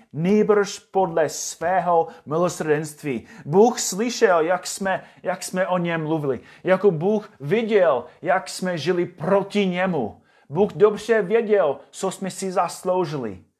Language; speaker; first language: Czech; non-native, fluent; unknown